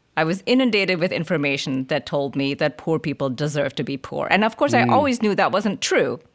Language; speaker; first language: English; early bilingual, other home language; German